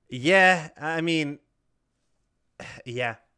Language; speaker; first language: English; native; English